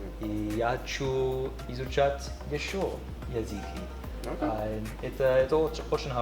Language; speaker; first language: Russian; non-native, learner; English